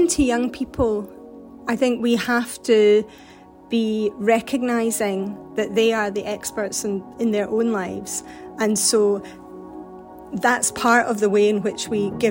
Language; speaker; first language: English; native; English